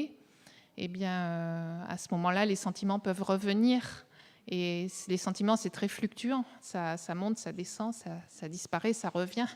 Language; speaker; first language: French; native; French